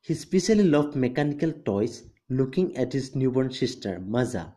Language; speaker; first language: English; non-native, local second language; Assamese